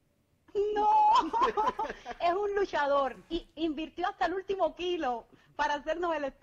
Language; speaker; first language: Spanish; native; Spanish